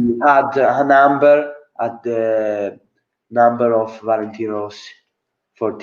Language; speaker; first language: English; non-native, learner; Italian